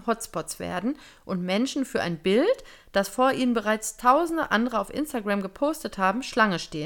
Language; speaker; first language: German; native; German